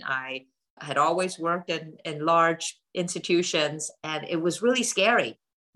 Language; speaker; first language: English; non-native, local second language; Cantonese